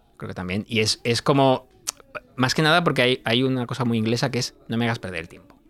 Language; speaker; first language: Spanish; native; Spanish